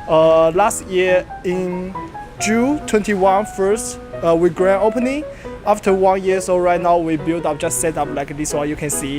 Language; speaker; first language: English; non-native, learner; Chinese